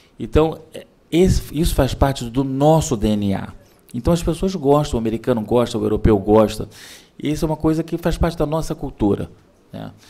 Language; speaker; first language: Portuguese; native; Portuguese